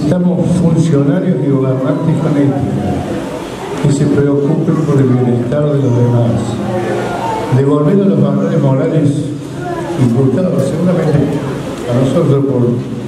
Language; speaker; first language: Spanish; native; Spanish